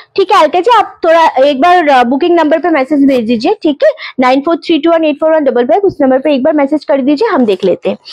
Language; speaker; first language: Hindi; non-native, local second language; Bangla